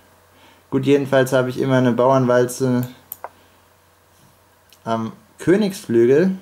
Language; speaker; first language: German; native; German